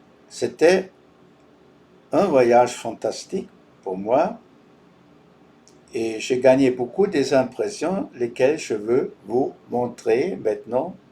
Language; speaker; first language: French; non-native, fluent; German